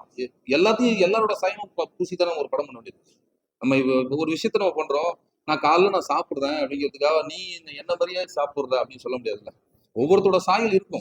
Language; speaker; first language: Tamil; native; Tamil